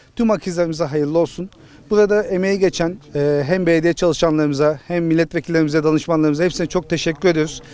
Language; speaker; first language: Turkish; native; Turkish